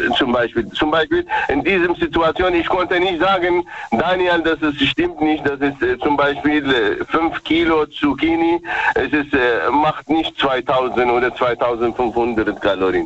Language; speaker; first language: German; non-native, learner; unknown